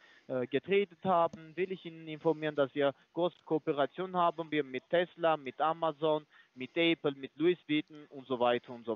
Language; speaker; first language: German; non-native, fluent; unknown